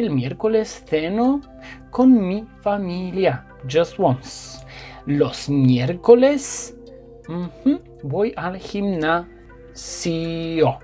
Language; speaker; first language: Spanish; non-native, fluent; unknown